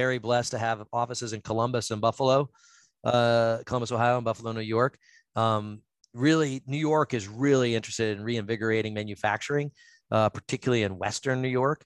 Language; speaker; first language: English; native; English